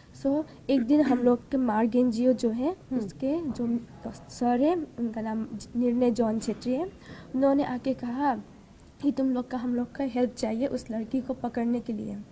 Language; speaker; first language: Hindi; non-native, local second language; Nepali